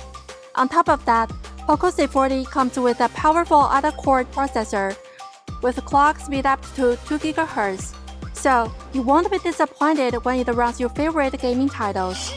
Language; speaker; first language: English; non-native, fluent; Chinese